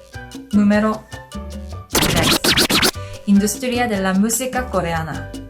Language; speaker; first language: Spanish; non-native, learner; Korean